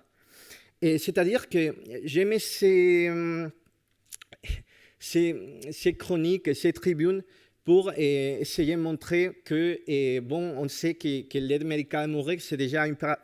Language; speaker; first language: French; non-native, fluent; Spanish